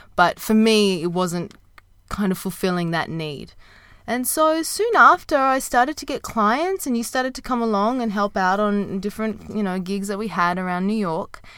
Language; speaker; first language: English; native; English